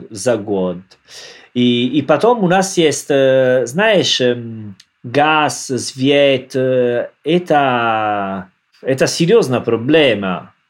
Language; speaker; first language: Russian; non-native, learner; Italian